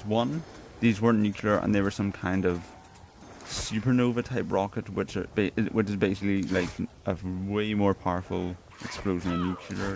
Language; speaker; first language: English; native; English